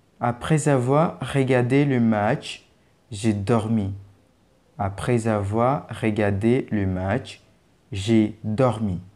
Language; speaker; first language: French; non-native, fluent; English